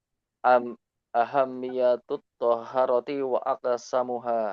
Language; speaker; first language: Arabic; non-native, learner; Indonesian